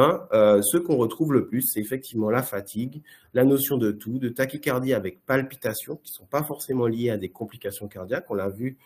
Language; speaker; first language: French; native; French